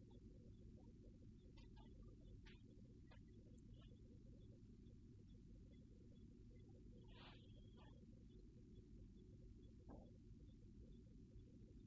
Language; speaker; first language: English; non-native, fluent; Japanese